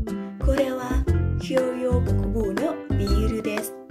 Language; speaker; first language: Japanese; non-native, learner; Thai